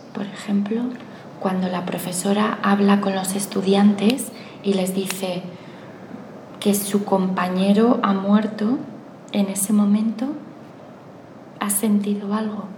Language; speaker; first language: Spanish; native; Spanish